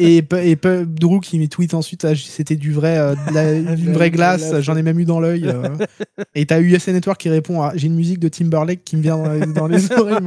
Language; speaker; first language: French; native; French